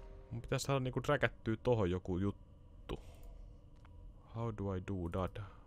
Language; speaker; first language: Finnish; native; Finnish